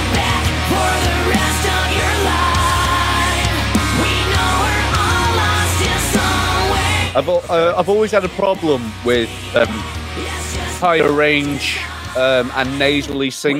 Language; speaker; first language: English; native; English